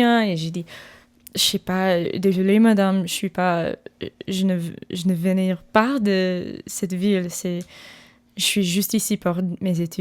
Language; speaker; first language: French; non-native, learner; English